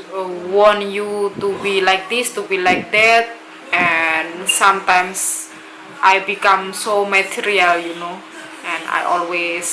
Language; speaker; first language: English; non-native, local second language; Indonesian